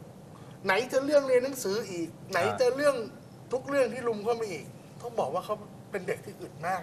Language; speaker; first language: Thai; native; Thai